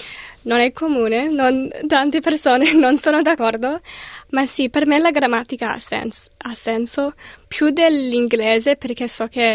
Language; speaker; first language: Italian; non-native, learner; English